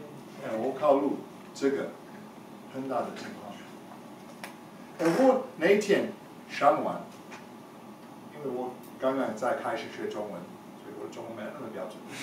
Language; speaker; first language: Chinese; non-native, learner; English